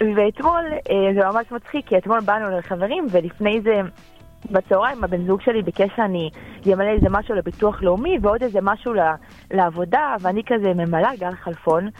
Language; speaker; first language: Hebrew; early bilingual, other home language; English